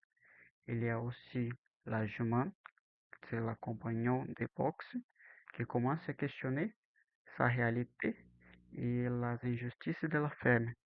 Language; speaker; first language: French; non-native, learner; Portuguese